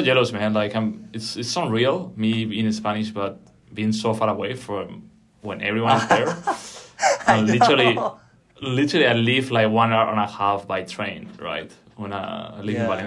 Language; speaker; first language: English; non-native, fluent; Spanish